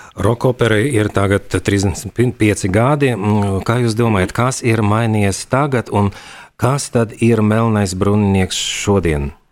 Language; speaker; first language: Latvian; non-native, local second language; Russian